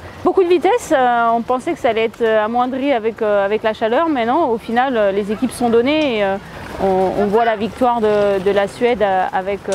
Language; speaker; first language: French; native; French